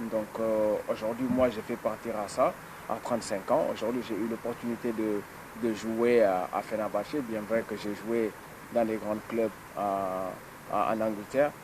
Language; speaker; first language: French; non-native, local second language; Wolof